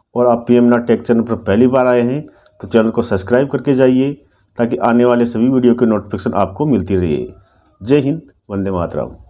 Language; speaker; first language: Hindi; native; Hindi